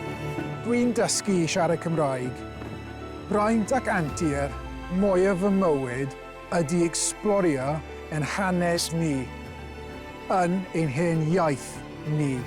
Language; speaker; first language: Welsh; non-native, local second language; English